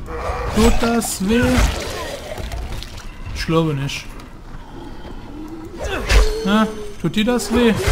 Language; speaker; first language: German; native; German